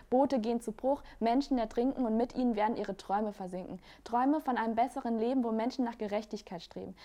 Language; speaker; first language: German; native; German